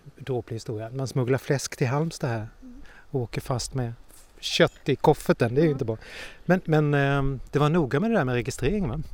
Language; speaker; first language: Swedish; native; Swedish